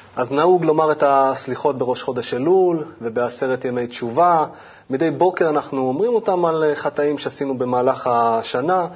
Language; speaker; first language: Hebrew; native; Hebrew